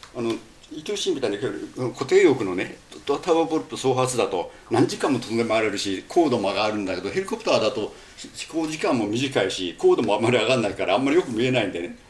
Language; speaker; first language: Japanese; native; Japanese